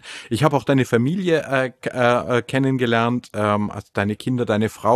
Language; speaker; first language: German; native; German